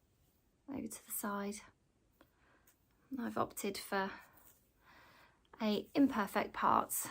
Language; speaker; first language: English; native; English